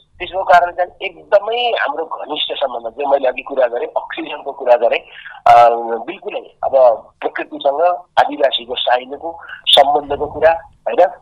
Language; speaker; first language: Nepali; non-native, local second language; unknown